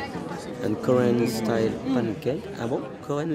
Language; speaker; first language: English; non-native, learner; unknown